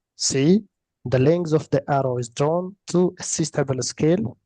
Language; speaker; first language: English; non-native, local second language; Amharic